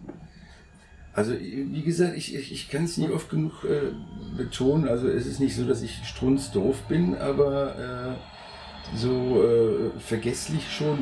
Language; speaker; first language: German; native; German